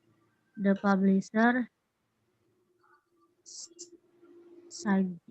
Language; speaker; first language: English; non-native, learner; Indonesian